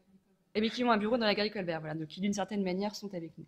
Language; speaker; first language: French; native; French